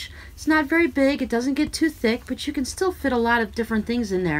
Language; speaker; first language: English; native; English